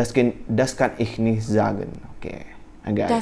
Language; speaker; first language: German; non-native, learner; Indonesian